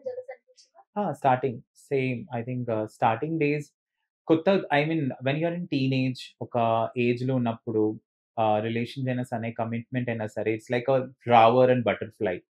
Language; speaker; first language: Telugu; non-native, fluent; Bangla